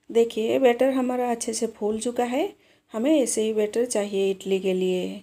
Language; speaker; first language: Hindi; native; Hindi